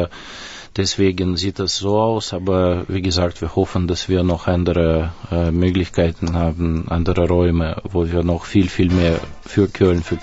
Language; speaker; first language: German; non-native, fluent; Russian